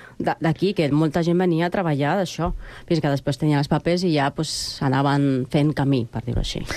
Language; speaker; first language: Catalan; early bilingual, other home language; Spanish